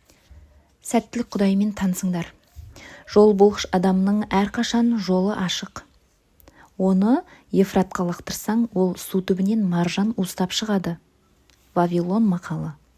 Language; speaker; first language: Kazakh; native; Kazakh